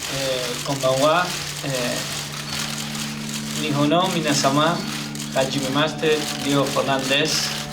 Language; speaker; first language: Japanese; non-native, learner; Spanish